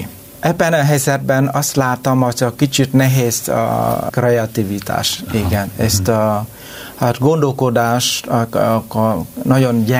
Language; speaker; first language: Hungarian; non-native, learner; Vietnamese